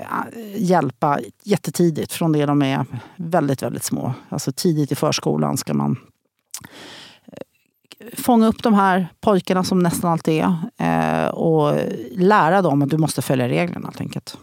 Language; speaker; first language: Swedish; native; Swedish